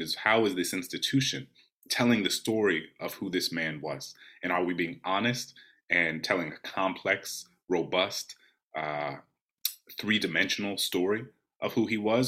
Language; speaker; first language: English; native; English